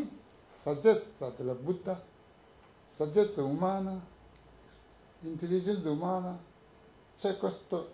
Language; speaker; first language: Italian; non-native, learner; Tibetan